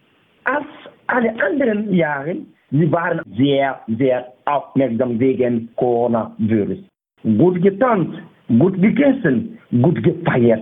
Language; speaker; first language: German; non-native, fluent; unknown